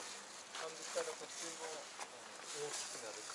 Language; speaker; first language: Japanese; native; Japanese